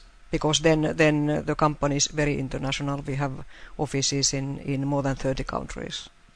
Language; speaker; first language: English; non-native, fluent; Finnish